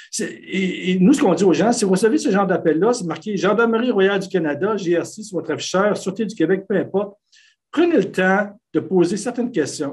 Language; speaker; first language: French; native; French